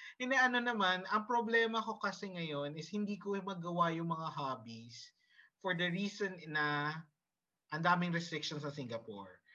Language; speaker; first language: Filipino; early bilingual, heritage; Filipino